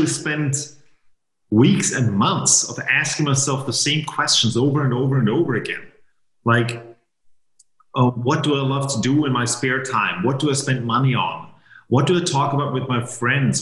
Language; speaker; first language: English; non-native, fluent; German